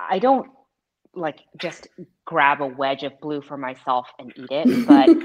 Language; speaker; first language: English; native; English